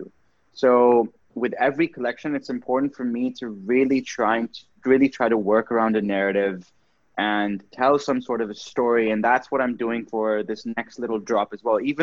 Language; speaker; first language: English; non-native, local second language; Urdu